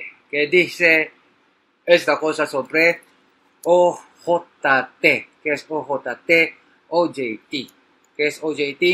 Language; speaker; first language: Spanish; non-native, learner; Filipino